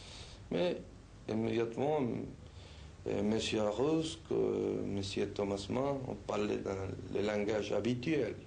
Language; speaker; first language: French; non-native, fluent; Spanish